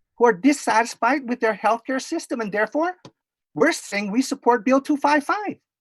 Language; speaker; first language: English; non-native, fluent; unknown